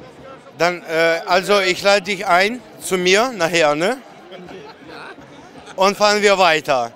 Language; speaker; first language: German; non-native, learner; Russian